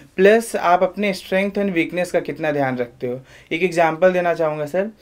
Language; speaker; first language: Hindi; native; Hindi